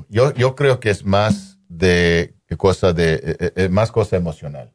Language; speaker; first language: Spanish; non-native, fluent; English